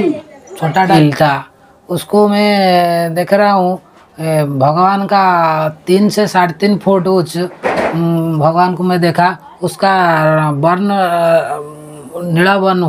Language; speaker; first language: Hindi; non-native, local second language; Odia